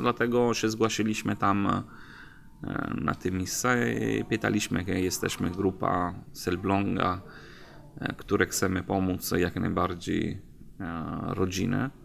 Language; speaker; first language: Polish; non-native, learner; Italian